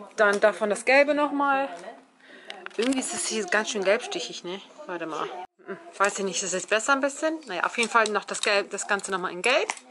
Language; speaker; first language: German; early bilingual, other home language; Turkish